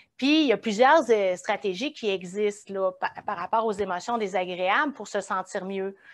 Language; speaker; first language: French; native; French